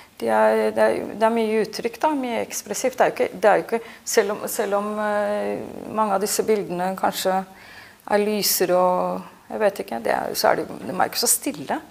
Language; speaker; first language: Norwegian; native; Norwegian